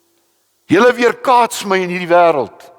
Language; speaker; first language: Afrikaans; native; Afrikaans